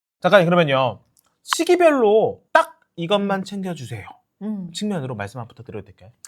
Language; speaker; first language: Korean; native; Korean